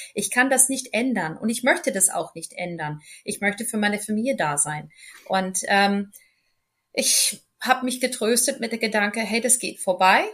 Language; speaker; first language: German; non-native, fluent; English